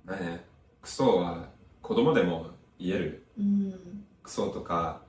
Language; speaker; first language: Japanese; non-native, learner; English